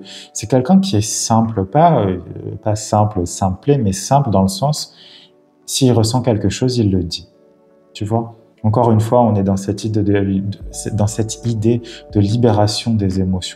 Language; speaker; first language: French; native; French